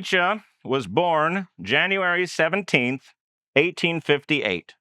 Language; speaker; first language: English; native; English